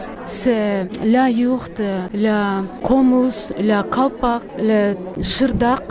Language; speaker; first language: French; non-native, learner; Kyrgyz